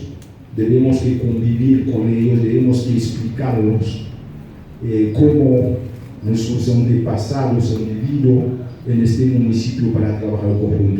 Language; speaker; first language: Spanish; non-native, fluent; Haitian Creole